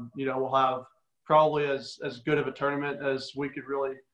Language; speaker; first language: English; native; English